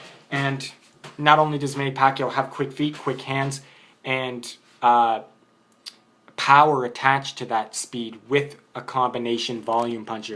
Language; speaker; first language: English; native; English